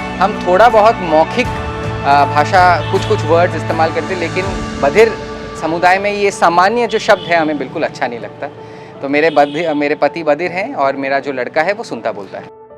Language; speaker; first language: Hindi; native; Hindi